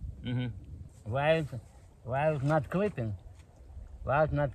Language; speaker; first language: English; non-native, learner; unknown